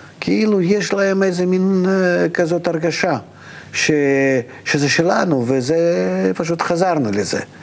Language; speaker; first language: Hebrew; non-native, fluent; Russian